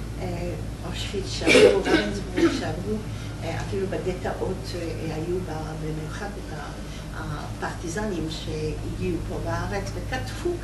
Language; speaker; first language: Hebrew; non-native, fluent; Polish